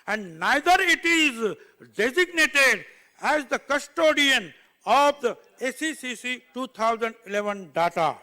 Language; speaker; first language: English; non-native, local second language; Marathi